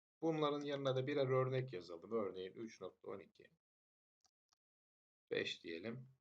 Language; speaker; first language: Turkish; native; Turkish